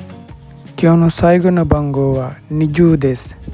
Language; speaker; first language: Japanese; non-native, fluent; Sinhala